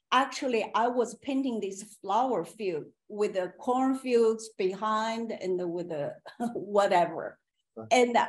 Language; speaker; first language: English; non-native, fluent; Chinese